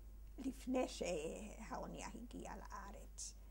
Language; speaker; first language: Hebrew; early bilingual, other home language; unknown